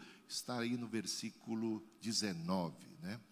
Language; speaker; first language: Portuguese; native; Portuguese